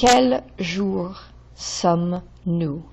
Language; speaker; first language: French; non-native, fluent; English